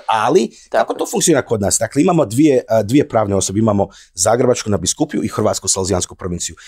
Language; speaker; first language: Croatian; early bilingual, heritage; Croatian